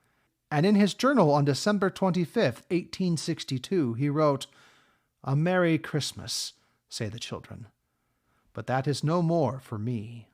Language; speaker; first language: English; native; English